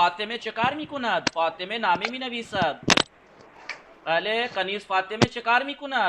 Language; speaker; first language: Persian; non-native, fluent; Urdu